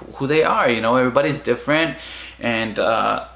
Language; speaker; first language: English; early bilingual, other home language; Spanish